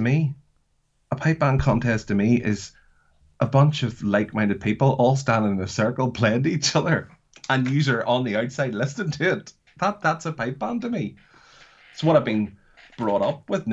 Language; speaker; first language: English; native; English